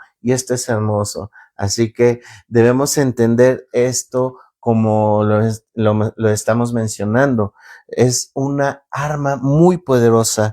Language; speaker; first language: Spanish; native; Spanish